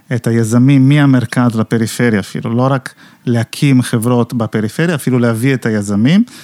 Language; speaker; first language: Hebrew; non-native, fluent; Italian